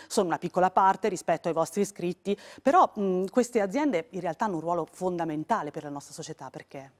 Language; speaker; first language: Italian; native; Italian